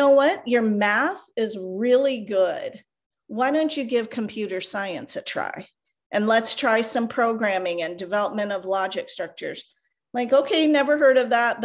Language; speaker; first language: English; non-native, local second language; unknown